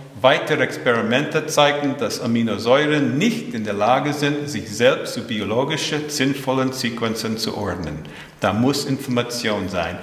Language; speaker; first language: German; early bilingual, heritage; German